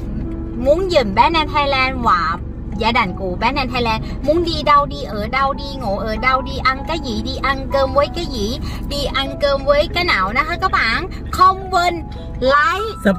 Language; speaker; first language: Vietnamese; early bilingual, heritage; Vietnamese